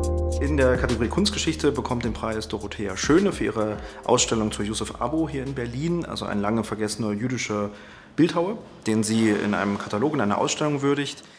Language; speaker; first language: German; native; German